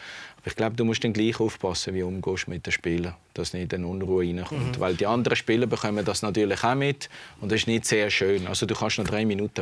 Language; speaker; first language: German; native; German